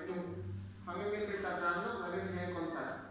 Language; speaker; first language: German; non-native, learner; Spanish